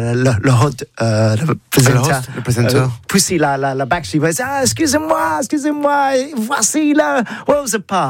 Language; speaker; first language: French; non-native, learner; English